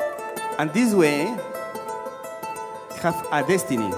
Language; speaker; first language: English; non-native, learner; Spanish